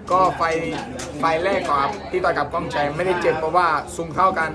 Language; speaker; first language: Thai; non-native, fluent; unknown